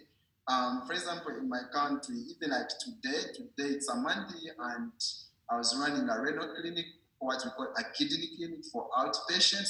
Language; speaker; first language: English; non-native, local second language; Ganda